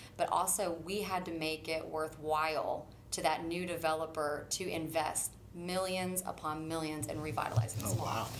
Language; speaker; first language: English; native; English